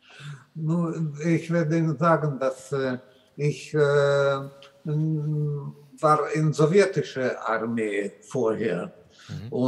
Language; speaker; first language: German; non-native, learner; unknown